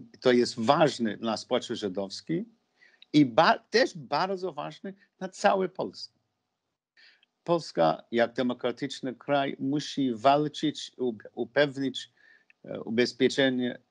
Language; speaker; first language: Polish; non-native, learner; English